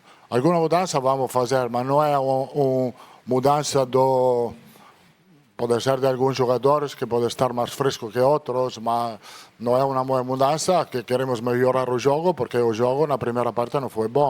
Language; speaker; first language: Portuguese; non-native, learner; Italian